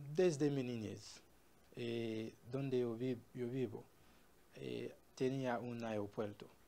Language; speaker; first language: Spanish; non-native, learner; Haitian Creole